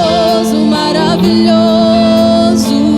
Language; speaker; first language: Portuguese; native; Portuguese